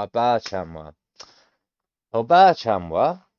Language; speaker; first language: Japanese; non-native, learner; English